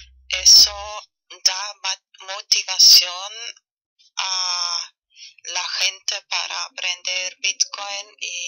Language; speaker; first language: Spanish; non-native, fluent; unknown